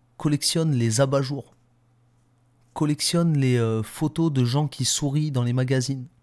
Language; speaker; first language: French; native; French